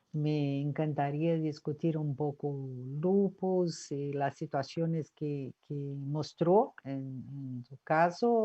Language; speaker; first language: Spanish; non-native, fluent; Portuguese